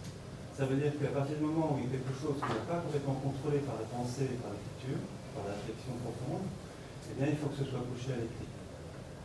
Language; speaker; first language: French; native; French